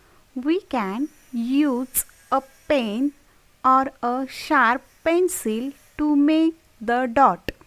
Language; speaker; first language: English; non-native, local second language; Marathi